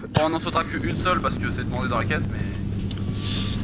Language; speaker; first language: French; native; French